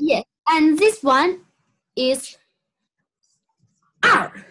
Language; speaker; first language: English; non-native, learner; Chinese